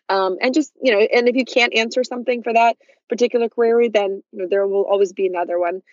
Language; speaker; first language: English; early bilingual, other home language; Russian